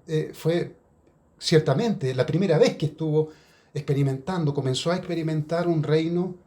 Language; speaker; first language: Spanish; native; Spanish